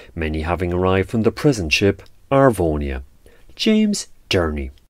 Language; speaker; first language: English; native; English